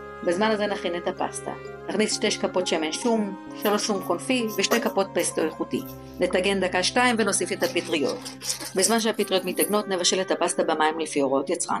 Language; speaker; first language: Hebrew; native; Hebrew